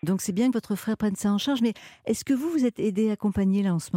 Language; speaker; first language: French; native; French